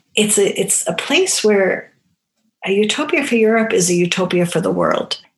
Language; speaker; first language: English; early bilingual, other home language; Romany